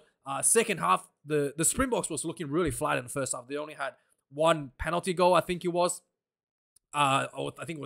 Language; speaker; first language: English; non-native, local second language; Afrikaans